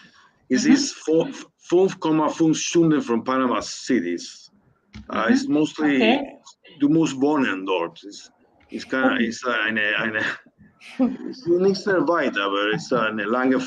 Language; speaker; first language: German; non-native, learner; Spanish